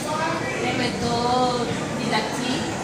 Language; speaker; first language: French; non-native, learner; Spanish